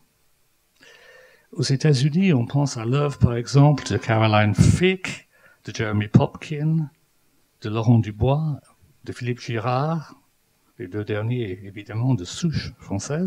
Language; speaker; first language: French; non-native, fluent; English